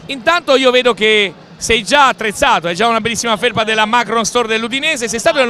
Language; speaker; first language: Italian; native; Italian